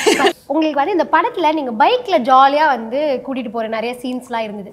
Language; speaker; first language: Tamil; native; Tamil